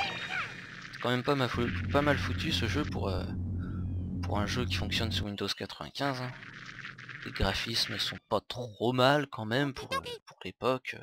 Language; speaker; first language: French; native; French